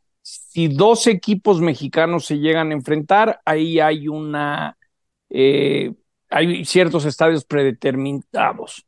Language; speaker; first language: Spanish; native; Spanish